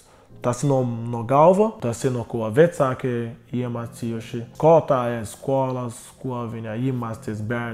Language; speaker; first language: Latvian; non-native, learner; Portuguese